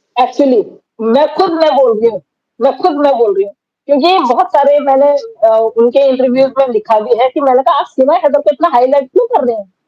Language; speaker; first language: Hindi; native; Hindi